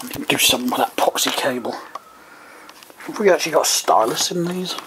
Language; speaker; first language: English; native; English